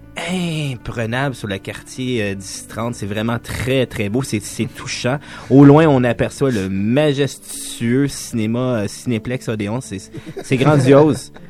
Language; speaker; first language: French; native; French